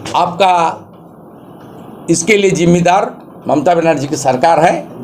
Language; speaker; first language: Hindi; non-native, local second language; Bangla